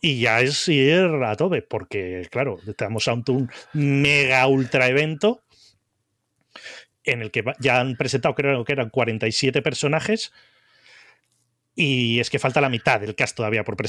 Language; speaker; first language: Spanish; native; Spanish